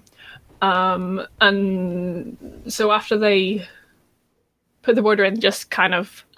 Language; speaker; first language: English; native; English